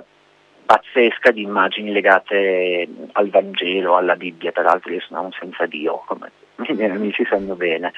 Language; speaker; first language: Italian; native; Italian